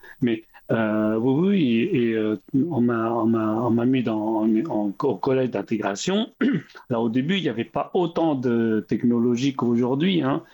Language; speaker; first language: French; early bilingual, other home language; Khmer